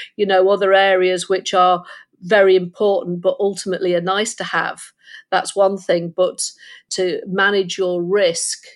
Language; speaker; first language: English; native; English